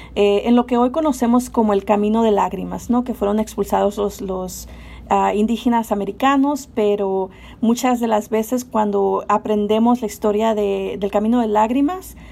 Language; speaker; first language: Spanish; native; Spanish